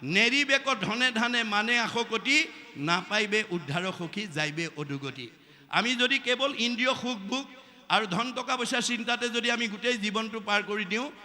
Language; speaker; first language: Assamese; native; Assamese